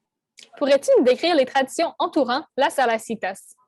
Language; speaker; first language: French; native; French